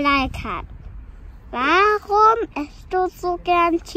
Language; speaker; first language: German; early bilingual, other home language; Indonesian